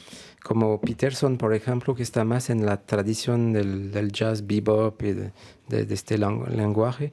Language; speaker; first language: Spanish; non-native, fluent; French